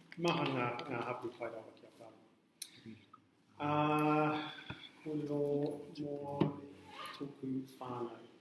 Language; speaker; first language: Māori; non-native, learner; English